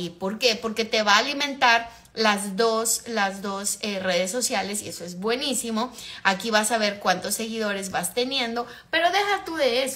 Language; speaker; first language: Spanish; native; Spanish